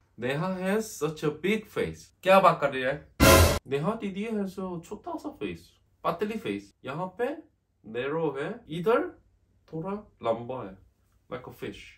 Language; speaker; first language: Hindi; non-native, learner; Korean